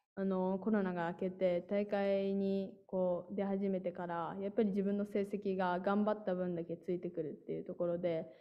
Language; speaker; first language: Japanese; native; Japanese